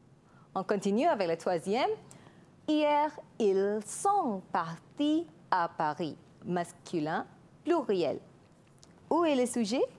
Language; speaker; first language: French; non-native, fluent; Malay